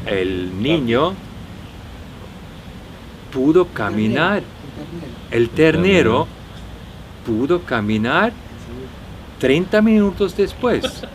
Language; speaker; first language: Spanish; non-native, fluent; Norwegian